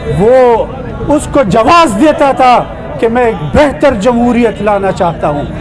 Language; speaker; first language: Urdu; non-native, local second language; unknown